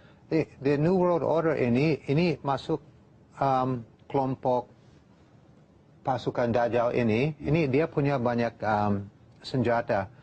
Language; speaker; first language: Indonesian; non-native, learner; English